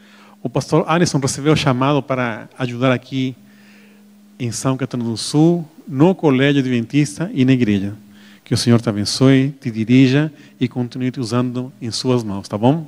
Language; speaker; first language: Portuguese; native; Portuguese